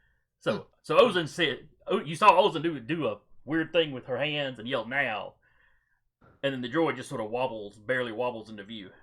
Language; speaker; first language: English; native; English